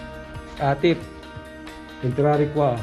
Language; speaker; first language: Italian; non-native, learner; Filipino